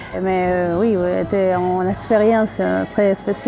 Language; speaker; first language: French; non-native, learner; Spanish